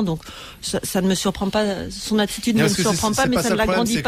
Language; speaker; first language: French; native; French